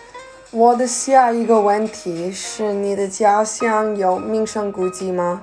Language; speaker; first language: Chinese; early bilingual, heritage; Chinese